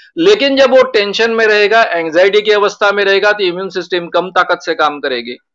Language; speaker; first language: Hindi; non-native, local second language; Marathi